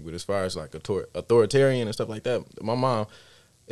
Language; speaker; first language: English; native; English